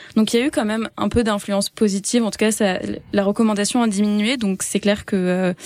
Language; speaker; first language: French; native; French